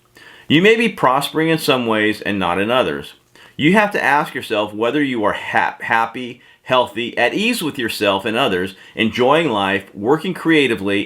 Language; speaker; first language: English; native; English